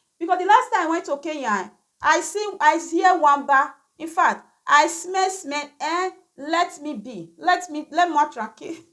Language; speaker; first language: Nigerian Pidgin; native; Nigerian Pidgin